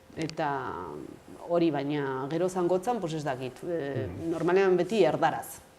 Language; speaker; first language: Basque; non-native, local second language; Spanish